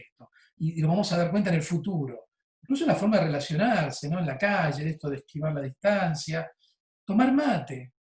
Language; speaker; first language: Spanish; native; Spanish